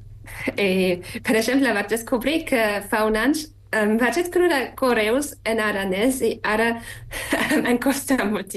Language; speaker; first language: Catalan; non-native, fluent; German